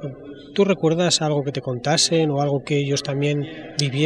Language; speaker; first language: Spanish; native; Spanish